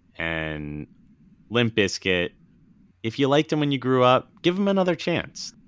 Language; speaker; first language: English; native; English